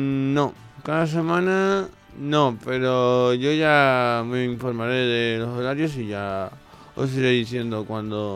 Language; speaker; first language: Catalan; non-native, local second language; Spanish